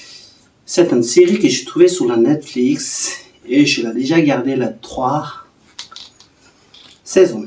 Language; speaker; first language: French; non-native, learner; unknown